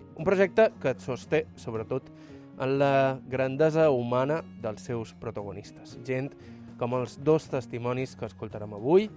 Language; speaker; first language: Catalan; native; Catalan